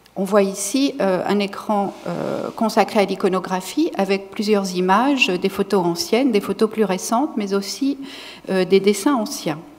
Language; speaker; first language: French; native; French